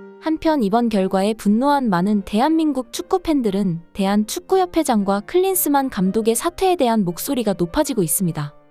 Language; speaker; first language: Korean; native; Korean